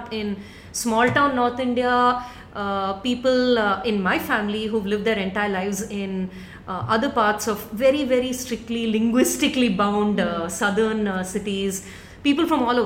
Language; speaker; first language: English; non-native, local second language; Tamil